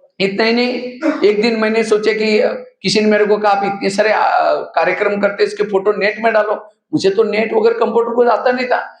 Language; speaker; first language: Hindi; non-native, local second language; Marathi